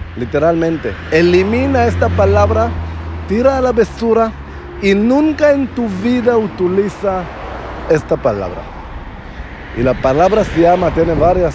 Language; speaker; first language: Spanish; non-native, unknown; Hebrew